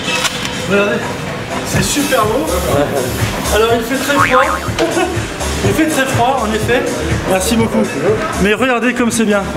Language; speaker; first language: French; native; French